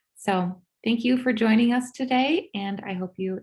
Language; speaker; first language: English; native; English